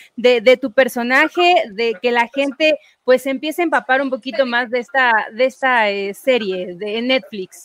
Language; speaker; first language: Spanish; native; Spanish